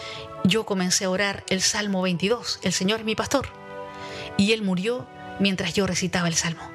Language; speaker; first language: Spanish; native; Spanish